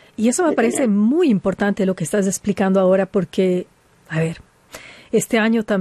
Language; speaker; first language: Spanish; native; Spanish